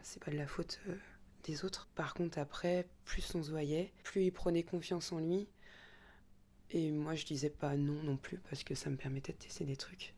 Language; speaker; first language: French; native; French